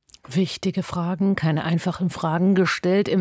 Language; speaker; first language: German; native; German